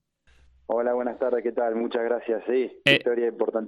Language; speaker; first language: Spanish; native; Spanish